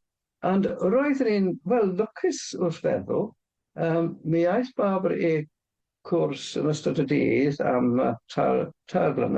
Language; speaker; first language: Welsh; non-native, fluent; English